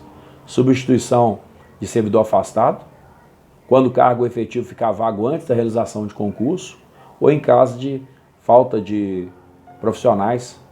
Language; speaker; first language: Portuguese; native; Portuguese